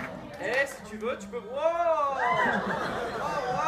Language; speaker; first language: French; non-native, learner; English